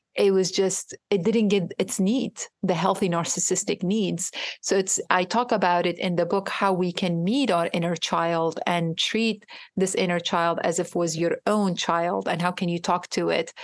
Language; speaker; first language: English; non-native, fluent; Arabic